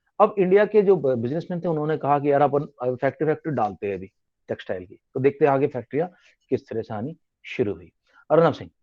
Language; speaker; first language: Hindi; native; Hindi